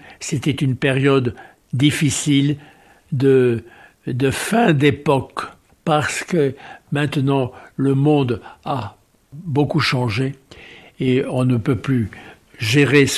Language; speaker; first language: French; native; French